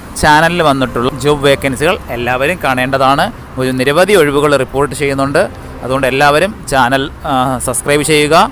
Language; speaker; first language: Malayalam; native; Malayalam